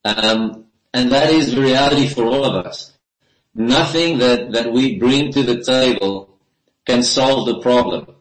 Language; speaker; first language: English; non-native, local second language; Afrikaans